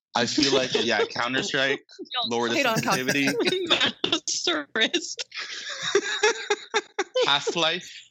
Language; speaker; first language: English; non-native, local second language; Filipino